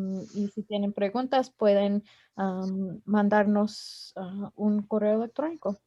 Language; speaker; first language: Spanish; non-native, learner; English